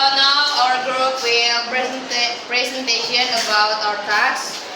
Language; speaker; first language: English; non-native, learner; Indonesian